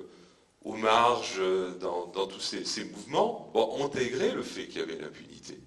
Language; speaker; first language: French; native; French